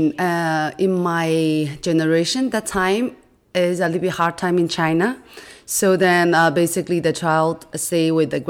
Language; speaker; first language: English; non-native, fluent; Chinese